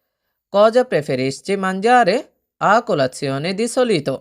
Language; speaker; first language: Italian; non-native, learner; Bangla